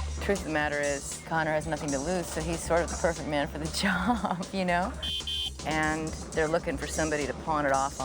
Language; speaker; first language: English; native; English